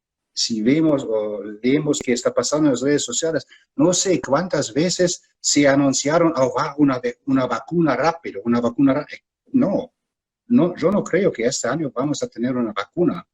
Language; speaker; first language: Spanish; non-native, fluent; German